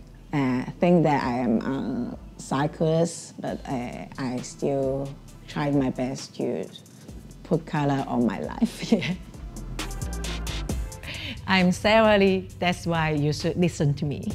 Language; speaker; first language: English; non-native, learner; Cantonese